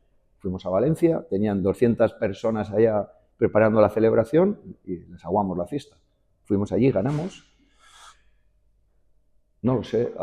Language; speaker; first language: Spanish; native; Spanish